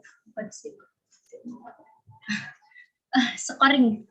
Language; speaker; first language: English; non-native, learner; Indonesian